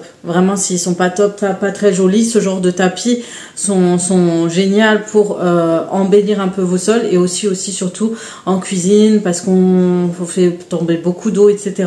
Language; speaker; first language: French; native; French